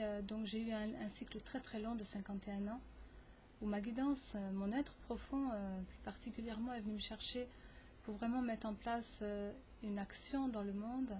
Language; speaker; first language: French; native; French